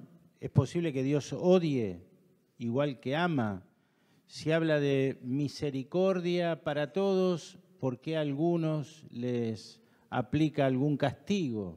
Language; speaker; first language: Spanish; native; Spanish